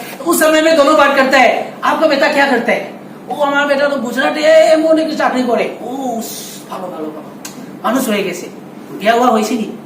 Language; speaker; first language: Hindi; non-native, local second language; Bangla